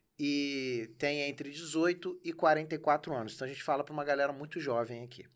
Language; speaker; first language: Portuguese; native; Portuguese